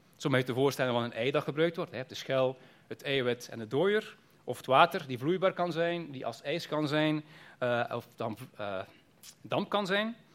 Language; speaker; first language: Dutch; native; Dutch